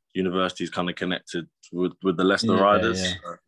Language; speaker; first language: English; native; English